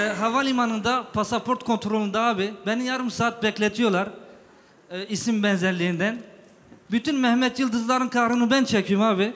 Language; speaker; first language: Turkish; native; Turkish